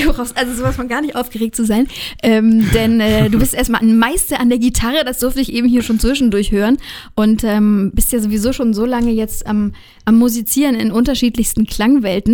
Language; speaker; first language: German; native; German